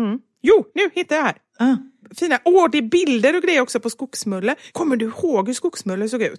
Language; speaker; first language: Swedish; native; Swedish